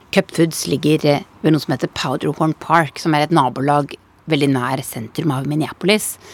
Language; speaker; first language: Norwegian; native; Norwegian